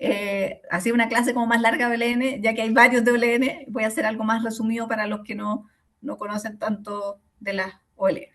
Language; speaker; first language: Spanish; native; Spanish